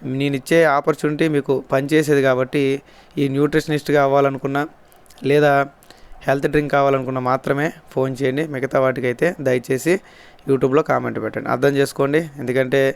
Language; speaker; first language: Telugu; native; Telugu